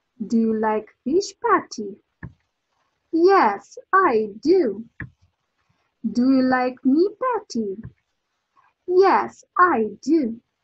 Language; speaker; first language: English; non-native, fluent; Ukrainian